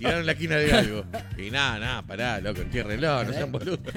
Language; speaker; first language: Spanish; native; Spanish